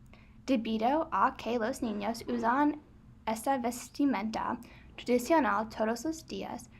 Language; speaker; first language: Spanish; non-native, learner; English